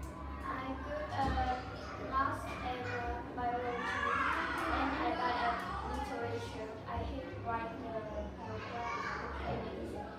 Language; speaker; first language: English; non-native, learner; Vietnamese